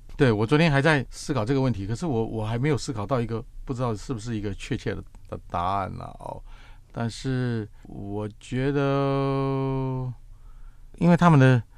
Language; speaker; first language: Chinese; native; Chinese